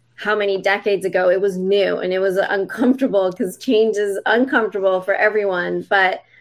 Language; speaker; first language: English; native; English